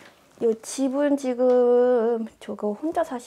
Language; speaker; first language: Korean; native; Korean